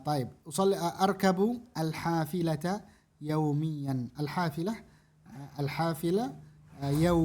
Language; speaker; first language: Arabic; non-native, fluent; Indonesian